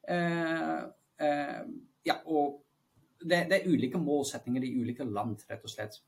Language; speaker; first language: Norwegian; non-native, fluent; Dutch